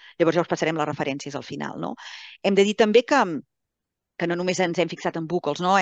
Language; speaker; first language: Catalan; native; Catalan